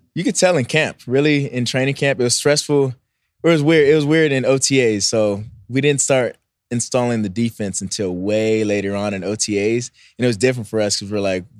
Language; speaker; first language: English; native; English